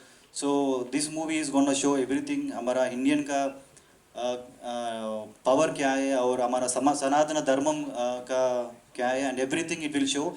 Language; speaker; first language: Hindi; non-native, local second language; Telugu